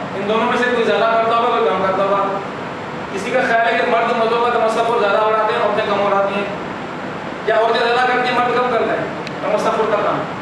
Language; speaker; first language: Urdu; non-native, local second language; Sindhi